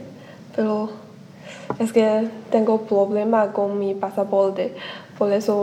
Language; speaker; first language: Spanish; non-native, learner; Chinese